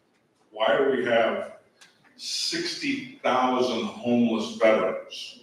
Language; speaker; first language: English; native; English